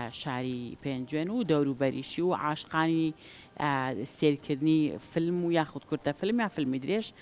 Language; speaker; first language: Central Kurdish; native; Central Kurdish